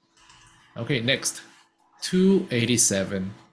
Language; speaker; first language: English; non-native, fluent; Korean